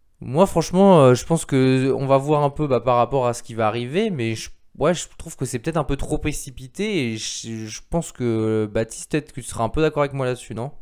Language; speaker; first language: French; native; French